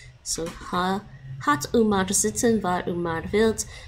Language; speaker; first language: Dutch; non-native, learner; English